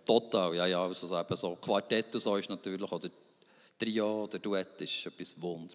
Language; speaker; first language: German; native; German